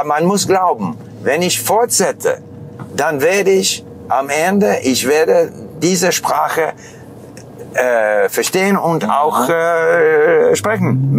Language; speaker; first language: German; non-native, fluent; English